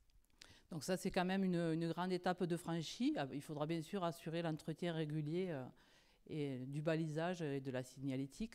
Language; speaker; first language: French; native; French